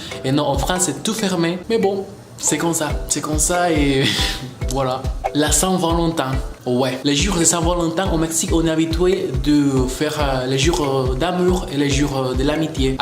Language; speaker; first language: French; non-native, fluent; Spanish